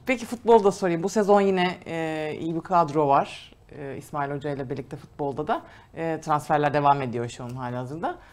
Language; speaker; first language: Turkish; native; Turkish